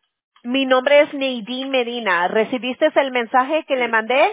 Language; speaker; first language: Spanish; early bilingual, other home language; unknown